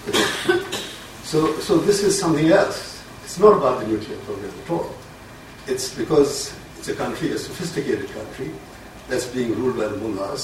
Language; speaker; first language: English; non-native, local second language; Urdu